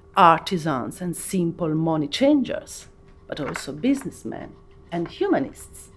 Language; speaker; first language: English; non-native, fluent; Italian